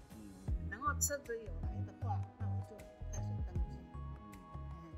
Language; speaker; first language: Chinese; non-native, local second language; Amis